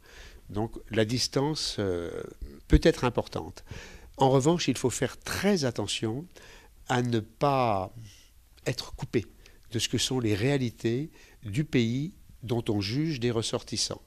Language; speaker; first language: French; native; French